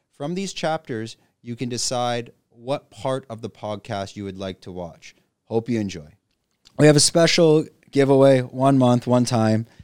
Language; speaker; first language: English; native; English